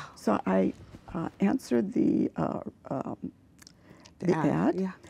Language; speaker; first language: English; early bilingual, other home language; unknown